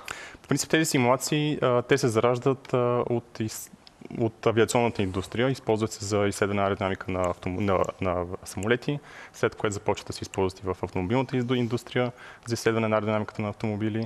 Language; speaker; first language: Bulgarian; native; Bulgarian